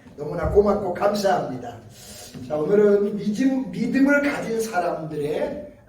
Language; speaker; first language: Korean; native; Korean